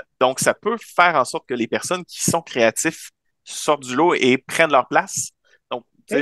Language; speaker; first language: French; native; French